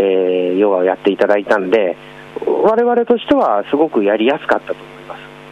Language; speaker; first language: Japanese; native; Japanese